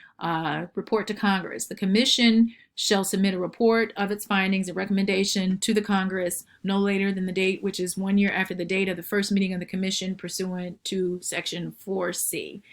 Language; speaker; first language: English; native; English